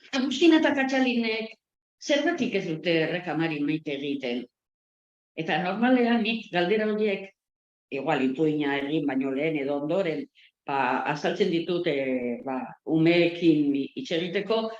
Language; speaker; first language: Basque; non-native, local second language; Spanish